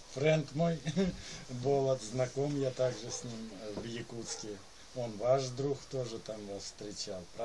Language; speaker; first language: Russian; native; Russian